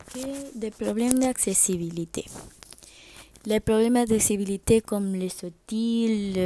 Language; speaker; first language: French; non-native, learner; Spanish